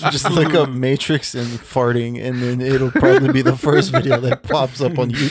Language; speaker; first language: English; native; English